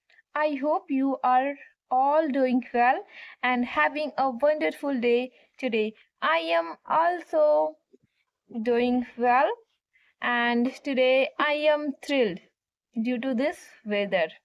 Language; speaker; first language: English; non-native, learner; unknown